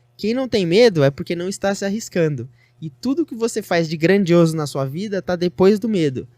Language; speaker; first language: Portuguese; native; Portuguese